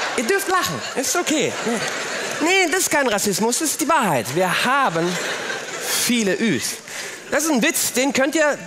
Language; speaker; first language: German; early bilingual, other home language; Turkish